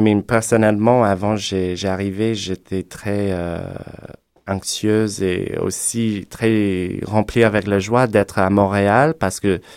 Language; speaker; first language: French; non-native, fluent; English